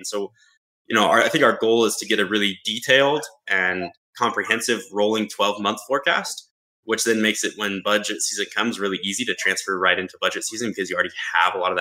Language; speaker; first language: English; native; English